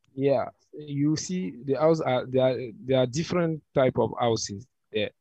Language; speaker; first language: English; non-native, learner; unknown